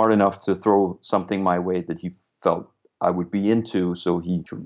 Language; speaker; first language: English; non-native, fluent; Danish